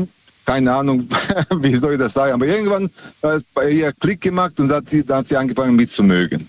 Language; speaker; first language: German; native; German